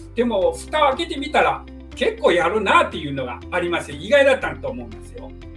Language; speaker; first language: Japanese; non-native, fluent; Chinese